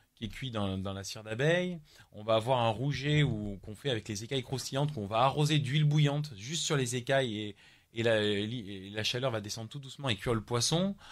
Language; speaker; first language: French; native; French